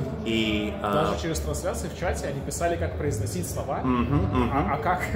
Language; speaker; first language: Russian; native; Russian